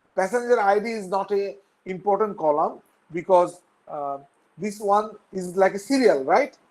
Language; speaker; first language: English; non-native, local second language; Bangla